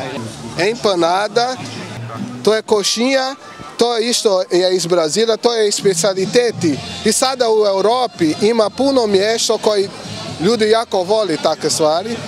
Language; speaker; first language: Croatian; non-native, learner; Portuguese